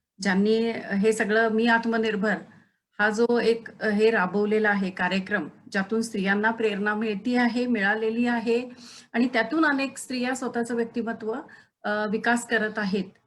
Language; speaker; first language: Marathi; native; Marathi